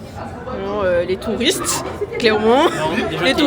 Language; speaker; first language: French; native; French